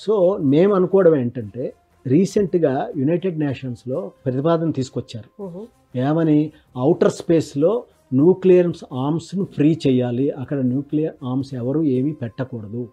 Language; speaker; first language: Telugu; native; Telugu